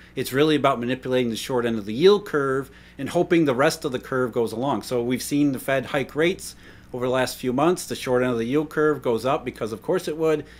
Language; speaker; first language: English; native; English